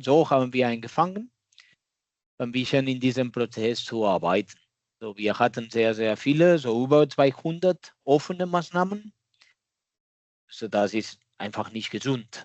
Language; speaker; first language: German; non-native, fluent; Catalan